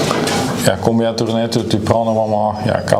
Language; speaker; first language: French; non-native, learner; Dutch